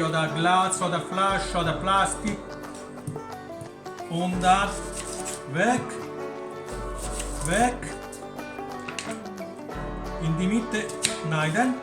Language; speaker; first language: German; non-native, learner; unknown